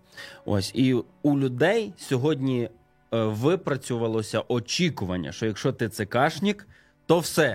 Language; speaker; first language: Ukrainian; native; Ukrainian